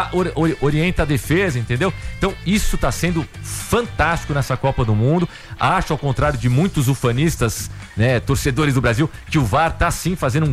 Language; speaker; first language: Portuguese; native; Portuguese